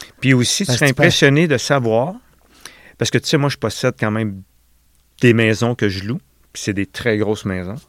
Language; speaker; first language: French; native; French